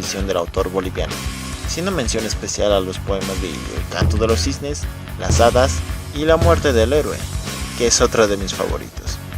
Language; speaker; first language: Spanish; native; Spanish